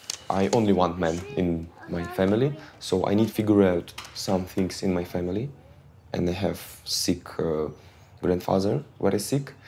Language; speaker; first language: English; non-native, learner; Ukrainian